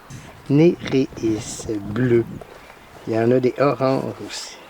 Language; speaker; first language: French; native; French